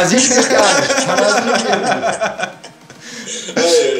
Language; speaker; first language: German; native; German